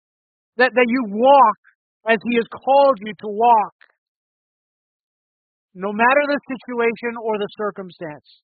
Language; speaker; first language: English; native; English